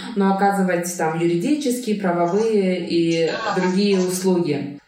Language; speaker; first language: Russian; non-native, local second language; Kyrgyz